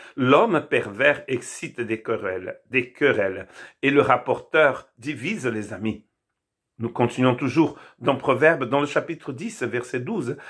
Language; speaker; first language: French; non-native, fluent; Portuguese